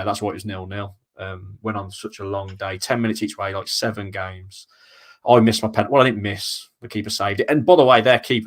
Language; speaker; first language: English; native; English